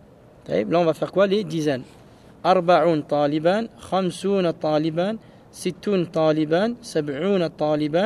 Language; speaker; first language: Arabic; non-native, fluent; French